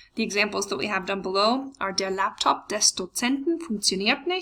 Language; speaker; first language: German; non-native, fluent; English